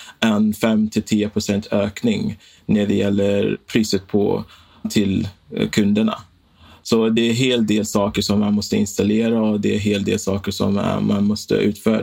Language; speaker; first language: Swedish; non-native, fluent; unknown